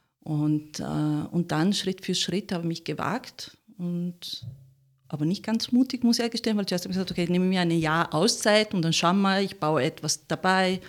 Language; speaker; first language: German; non-native, fluent; Italian